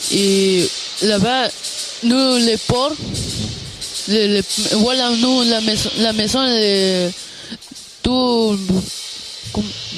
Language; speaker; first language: French; non-native, learner; Spanish